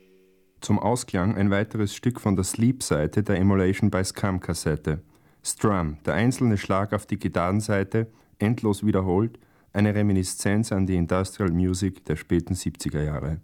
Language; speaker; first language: German; native; German